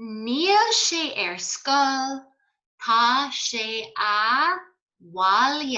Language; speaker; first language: Irish; non-native, fluent; English